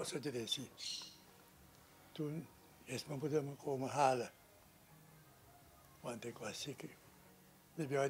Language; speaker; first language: Dutch; non-native, local second language; Sranan Tongo